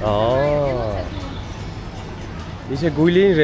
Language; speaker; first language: Chinese; non-native, learner; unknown